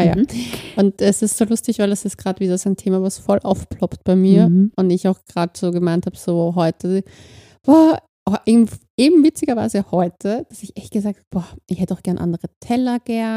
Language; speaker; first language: German; native; German